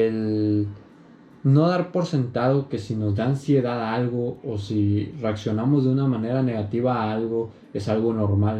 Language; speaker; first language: Spanish; native; Spanish